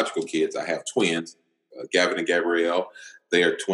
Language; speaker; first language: English; native; English